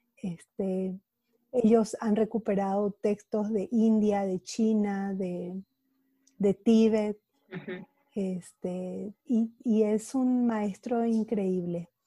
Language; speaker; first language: Spanish; native; Spanish